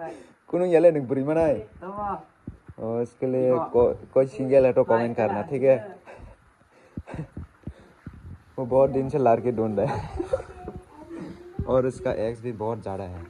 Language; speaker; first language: Hindi; non-native, learner; Kok Borok